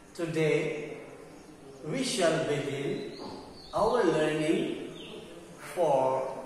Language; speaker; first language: English; non-native, local second language; Gujarati